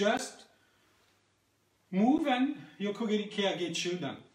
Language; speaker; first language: English; non-native, learner; French